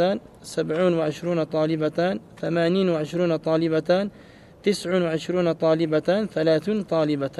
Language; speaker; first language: Arabic; non-native, fluent; French